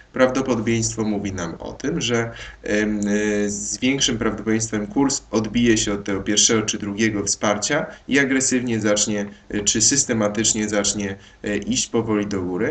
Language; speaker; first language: Polish; native; Polish